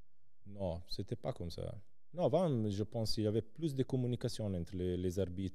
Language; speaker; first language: French; non-native, local second language; Serbian